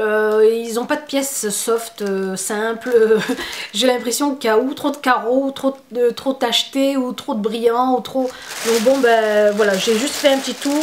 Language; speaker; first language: French; native; French